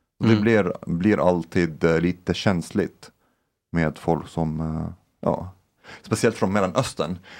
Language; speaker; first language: Swedish; non-native, fluent; Arabic